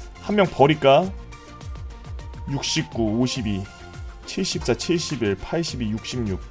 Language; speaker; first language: Korean; native; Korean